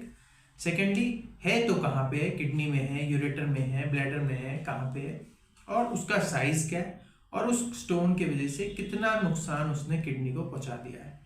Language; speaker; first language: Hindi; native; Hindi